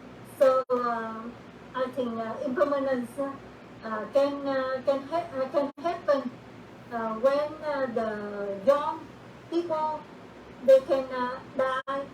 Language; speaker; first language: English; non-native, learner; Vietnamese